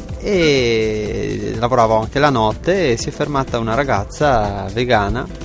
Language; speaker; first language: Italian; native; Italian